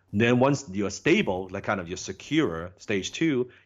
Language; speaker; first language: English; non-native, local second language; Cantonese